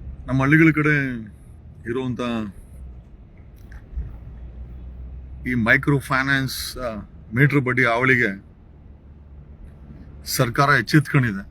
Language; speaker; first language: Kannada; native; Kannada